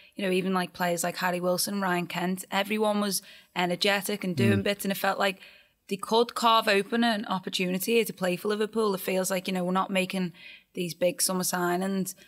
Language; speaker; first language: English; native; English